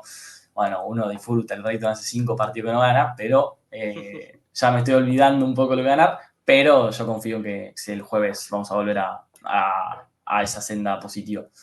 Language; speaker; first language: Spanish; native; Spanish